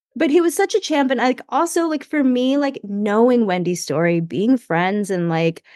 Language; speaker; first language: English; native; English